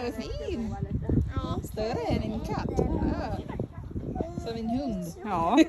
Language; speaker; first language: Swedish; non-native, learner; Thai